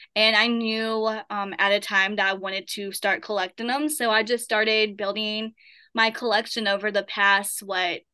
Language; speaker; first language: English; native; English